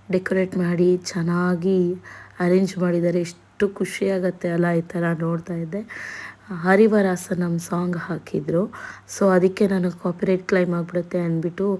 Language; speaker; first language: Kannada; native; Kannada